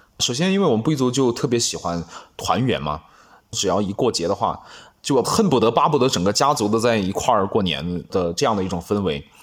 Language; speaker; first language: Chinese; non-native, local second language; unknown